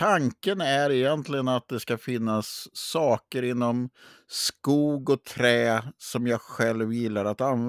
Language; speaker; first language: Swedish; native; Swedish